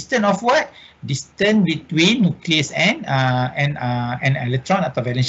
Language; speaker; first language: English; non-native, local second language; Malay